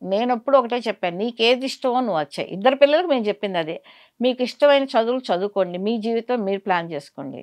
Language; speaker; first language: Telugu; native; Telugu